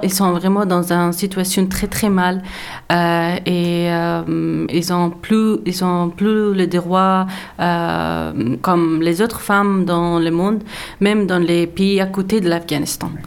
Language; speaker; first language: French; non-native, learner; Persian